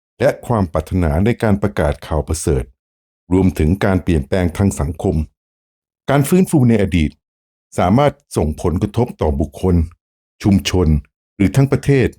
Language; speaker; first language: Thai; native; Thai